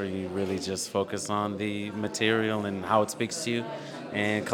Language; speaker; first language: English; native; English